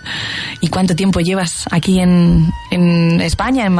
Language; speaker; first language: Spanish; native; Spanish